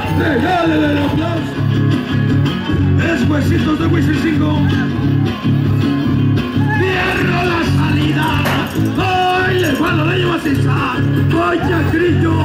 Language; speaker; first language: Spanish; native; Spanish